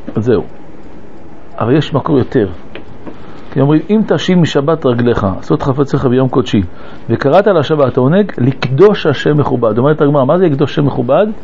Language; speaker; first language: Hebrew; early bilingual, other home language; French